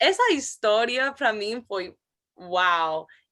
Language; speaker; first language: Portuguese; non-native, learner; English